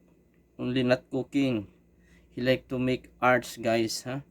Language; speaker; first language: English; non-native, local second language; Filipino